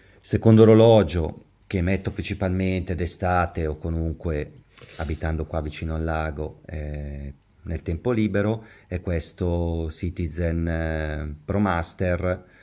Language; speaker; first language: Italian; native; Italian